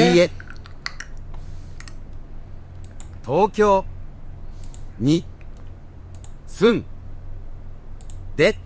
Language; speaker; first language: Japanese; non-native, learner; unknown